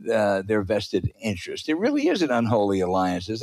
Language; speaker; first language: English; native; English